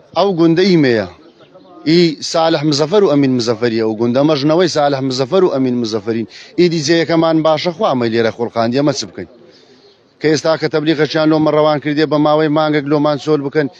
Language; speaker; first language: Central Kurdish; native; Central Kurdish